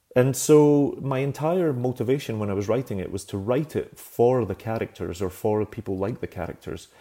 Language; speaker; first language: English; native; English